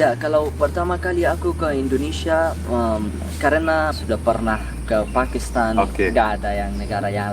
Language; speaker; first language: Indonesian; non-native, learner; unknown